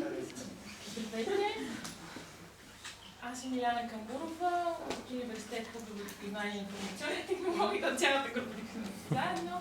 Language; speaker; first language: Bulgarian; native; Bulgarian